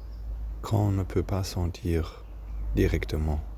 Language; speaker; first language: French; non-native, learner; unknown